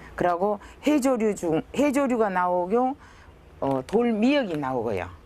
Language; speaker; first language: Korean; native; Korean